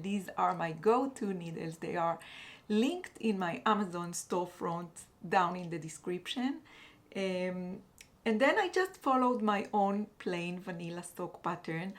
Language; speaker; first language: English; non-native, fluent; Hebrew